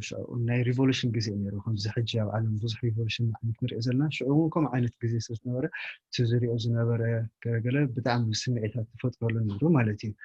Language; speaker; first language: Tigrinya; native; Tigrinya